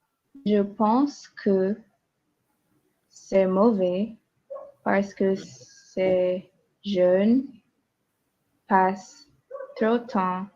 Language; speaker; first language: French; non-native, learner; English